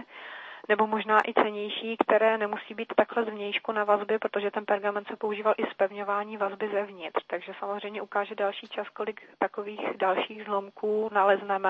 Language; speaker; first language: Czech; native; Czech